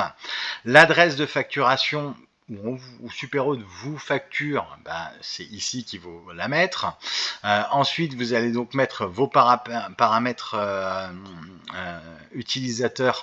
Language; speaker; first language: French; native; French